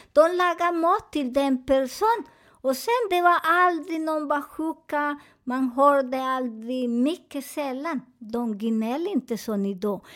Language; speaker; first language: Swedish; non-native, fluent; Spanish